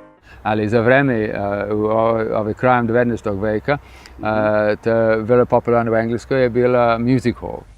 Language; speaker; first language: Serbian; non-native, fluent; English